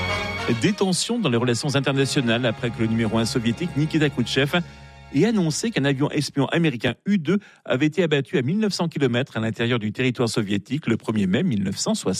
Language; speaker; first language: French; native; French